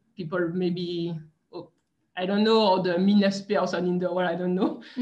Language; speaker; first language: English; non-native, fluent; French